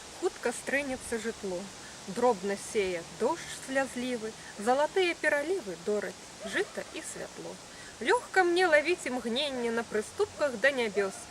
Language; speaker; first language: Belarusian; native; Belarusian